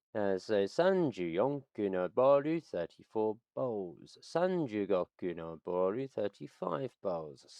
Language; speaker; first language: Japanese; non-native, learner; English